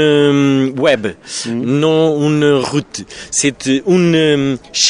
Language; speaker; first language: French; non-native, learner; Portuguese